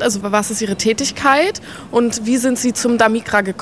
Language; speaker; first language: German; native; German